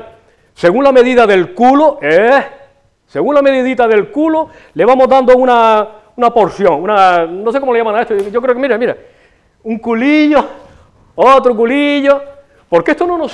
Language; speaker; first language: Spanish; native; Spanish